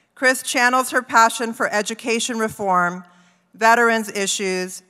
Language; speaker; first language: English; early bilingual, other home language; Spanish